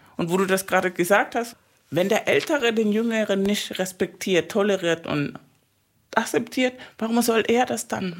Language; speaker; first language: German; non-native, fluent; Spanish